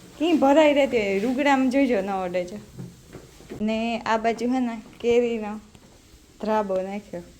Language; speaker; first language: Gujarati; native; Gujarati